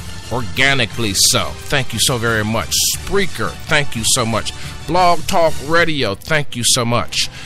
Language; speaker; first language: English; native; English